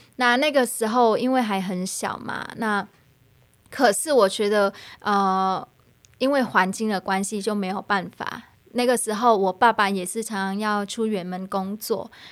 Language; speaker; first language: Chinese; non-native, fluent; Vietnamese